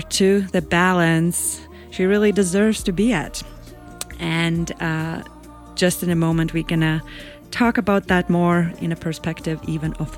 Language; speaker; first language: English; non-native, fluent; Latvian